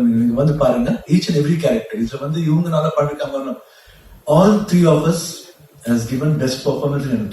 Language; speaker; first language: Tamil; non-native, local second language; Kannada